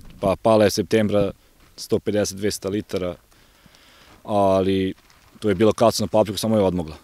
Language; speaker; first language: Croatian; native; Croatian